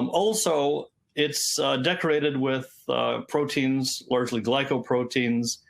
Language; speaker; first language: English; native; English